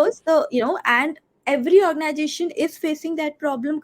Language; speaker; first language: English; non-native, local second language; Hindi